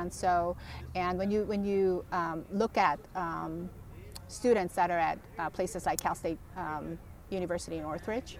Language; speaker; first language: English; early bilingual, other home language; Korean